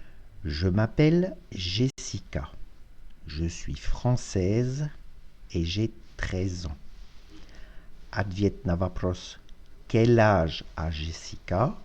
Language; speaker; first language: French; non-native, fluent; Russian